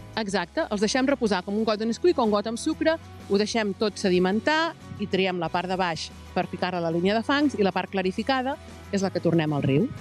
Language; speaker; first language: Catalan; native; Catalan